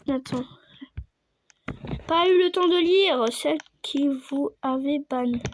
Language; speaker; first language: French; native; French